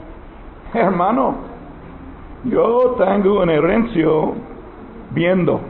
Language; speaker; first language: Spanish; non-native, learner; English